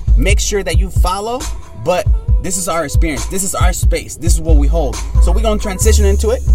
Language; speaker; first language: English; early bilingual, other home language; Spanish